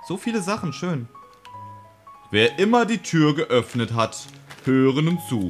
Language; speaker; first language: German; native; German